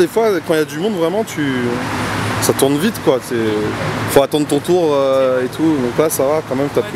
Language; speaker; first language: French; native; French